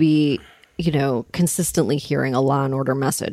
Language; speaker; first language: English; native; English